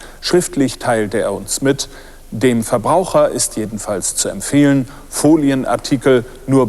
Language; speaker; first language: German; native; German